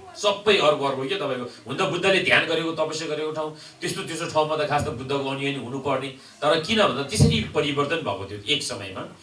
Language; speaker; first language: Nepali; non-native, local second language; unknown